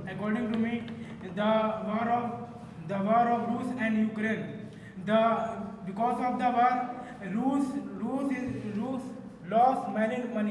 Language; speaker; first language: English; non-native, learner; Hindi